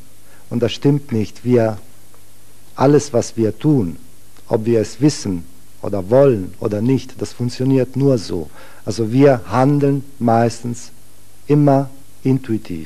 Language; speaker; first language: German; non-native, fluent; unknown